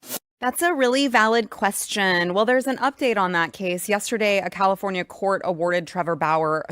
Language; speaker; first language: English; native; English